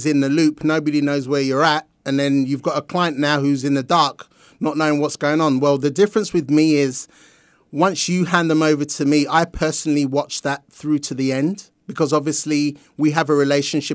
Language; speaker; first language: English; native; English